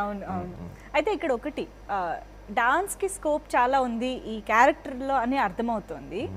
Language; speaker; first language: Telugu; native; Telugu